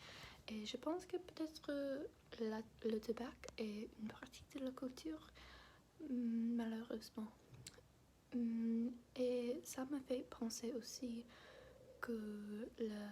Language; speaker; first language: French; non-native, learner; English